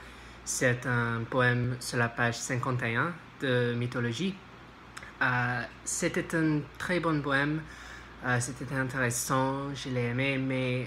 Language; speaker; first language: French; non-native, learner; English